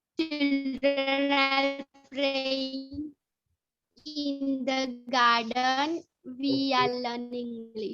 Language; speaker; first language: English; non-native, learner; Gujarati